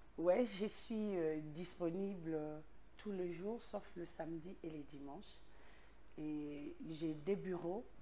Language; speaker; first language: French; non-native, local second language; Lingala